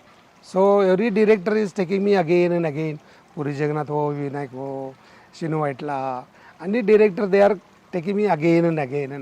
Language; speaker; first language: Telugu; non-native, learner; Marathi